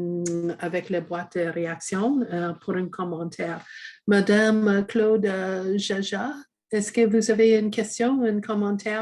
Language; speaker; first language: French; non-native, fluent; English